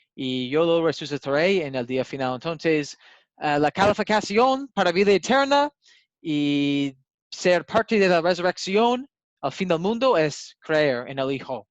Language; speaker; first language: Spanish; non-native, learner; English